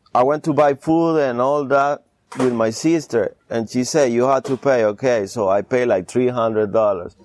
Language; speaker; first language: English; early bilingual, other home language; Spanish